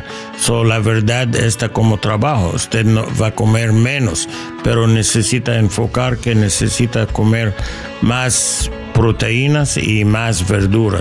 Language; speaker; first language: Spanish; non-native, learner; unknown